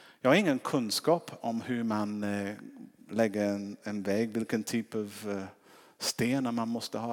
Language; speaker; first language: Swedish; non-native, fluent; English